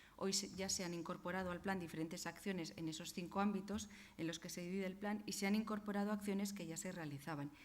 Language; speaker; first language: Spanish; non-native, local second language; Basque